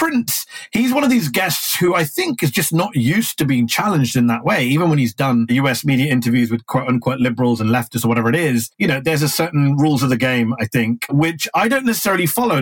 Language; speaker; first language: English; native; English